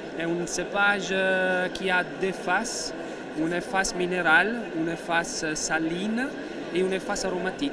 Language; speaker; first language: French; non-native, learner; Italian